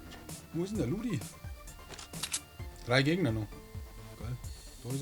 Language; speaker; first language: German; native; German